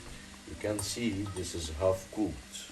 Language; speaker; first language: English; non-native, learner; Arabic